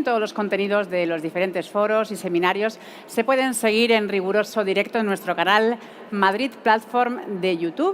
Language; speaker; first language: Spanish; native; Spanish